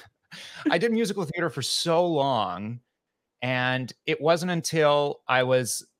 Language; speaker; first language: English; native; English